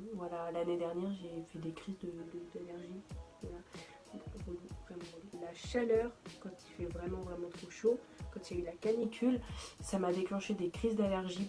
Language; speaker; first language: French; native; French